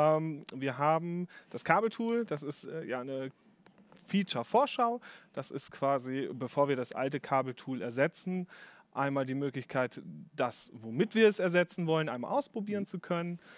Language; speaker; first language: German; native; German